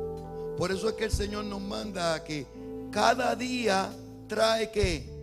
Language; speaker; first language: Spanish; native; Spanish